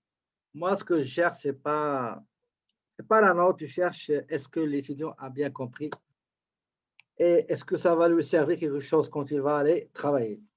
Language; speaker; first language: French; native; French